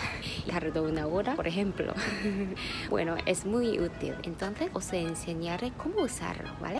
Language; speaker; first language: Spanish; non-native, fluent; Japanese